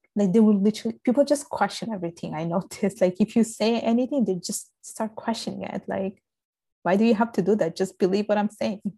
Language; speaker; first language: English; non-native, fluent; Italian